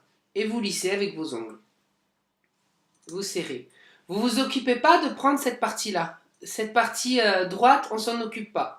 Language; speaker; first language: French; native; French